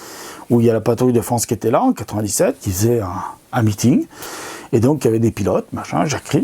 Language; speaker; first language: French; native; French